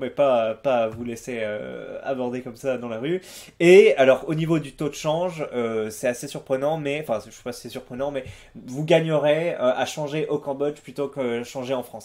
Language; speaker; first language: French; native; French